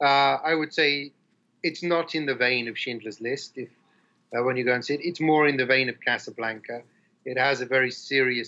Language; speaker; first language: English; native; English